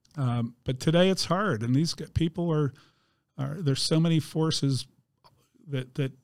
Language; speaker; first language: English; native; English